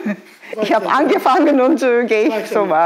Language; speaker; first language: German; non-native, fluent; Turkish